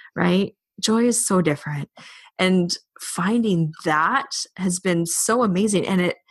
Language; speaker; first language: English; native; English